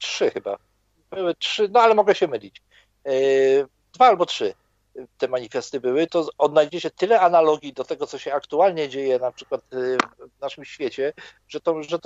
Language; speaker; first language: Polish; native; Polish